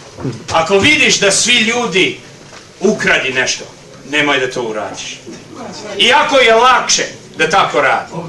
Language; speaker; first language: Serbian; early bilingual, heritage; Serbian